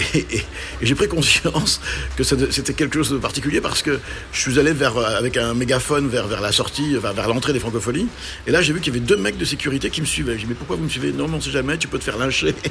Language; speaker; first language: French; non-native, local second language; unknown